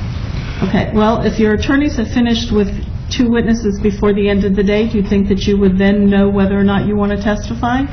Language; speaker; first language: English; native; English